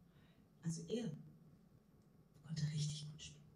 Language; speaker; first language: German; native; German